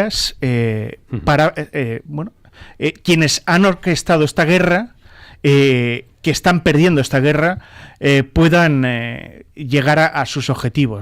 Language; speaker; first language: Spanish; native; Spanish